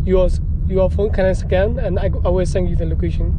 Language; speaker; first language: English; non-native, learner; Burmese